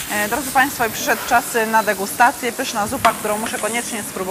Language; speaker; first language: Polish; native; Polish